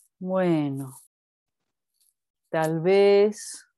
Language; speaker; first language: Spanish; non-native, fluent; English